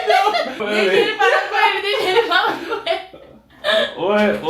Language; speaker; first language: Portuguese; native; Portuguese